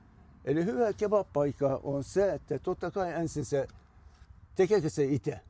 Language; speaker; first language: Finnish; non-native, fluent; Turkish